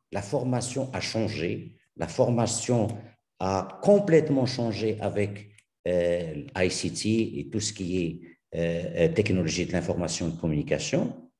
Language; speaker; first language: French; non-native, local second language; Arabic